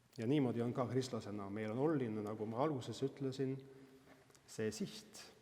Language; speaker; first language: Estonian; non-native, fluent; Norwegian